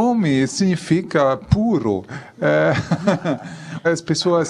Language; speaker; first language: Portuguese; non-native, fluent; German